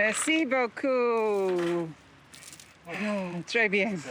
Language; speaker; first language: French; non-native, learner; English